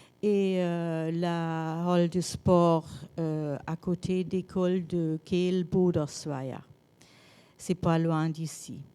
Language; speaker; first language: French; non-native, learner; German